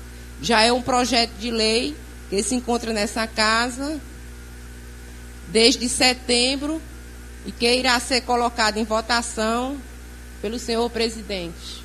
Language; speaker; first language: Portuguese; native; Portuguese